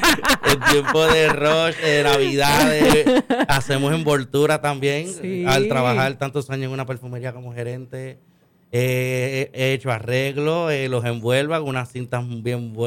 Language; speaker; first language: Spanish; native; Spanish